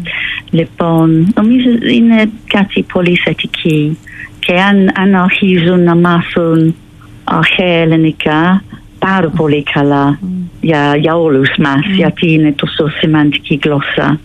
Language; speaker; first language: Greek; non-native, learner; English